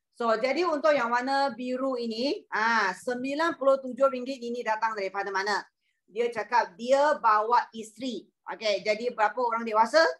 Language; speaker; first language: Malay; non-native, local second language; Chinese